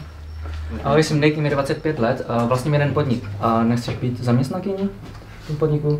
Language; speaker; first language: Czech; early bilingual, other home language; Vietnamese